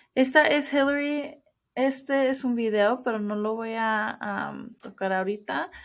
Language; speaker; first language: Spanish; early bilingual, heritage; Spanish